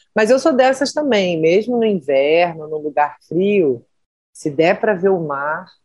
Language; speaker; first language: Portuguese; native; Portuguese